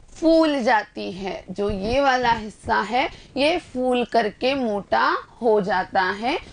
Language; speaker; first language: Hindi; native; Hindi